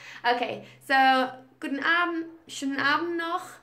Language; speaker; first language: German; non-native, learner; English